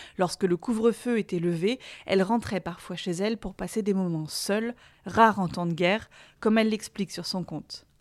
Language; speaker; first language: French; native; French